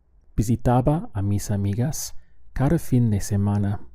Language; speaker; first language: Spanish; non-native, fluent; English